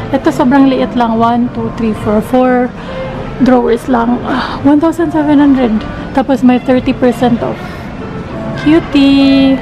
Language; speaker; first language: Filipino; non-native, local second language; Cebuano